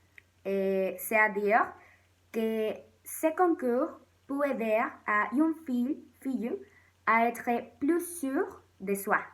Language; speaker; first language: French; non-native, learner; Spanish